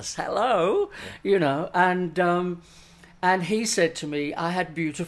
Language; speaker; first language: English; native; English